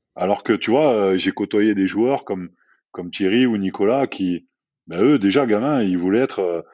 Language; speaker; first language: French; native; French